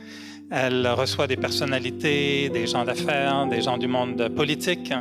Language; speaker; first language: French; native; French